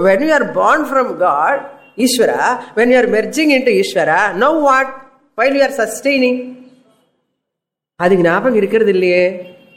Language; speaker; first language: English; non-native, local second language; Tamil